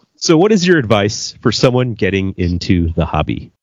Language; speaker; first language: English; native; English